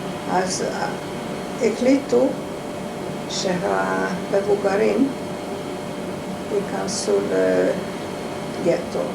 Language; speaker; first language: Hebrew; non-native, fluent; Hungarian